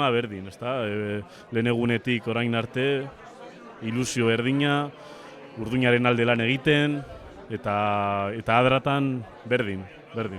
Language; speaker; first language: Basque; non-native, local second language; Spanish